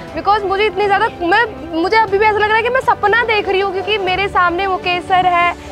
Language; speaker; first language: Hindi; native; Hindi